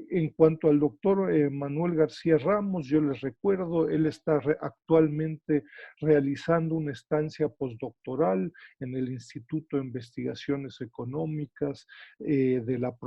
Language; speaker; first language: Spanish; native; Spanish